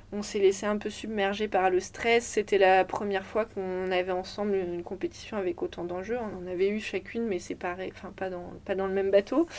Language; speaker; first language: French; native; French